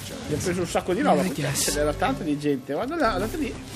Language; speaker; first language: Italian; native; Italian